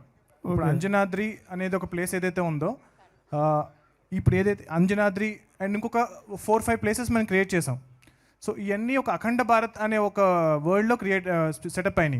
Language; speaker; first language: Telugu; native; Telugu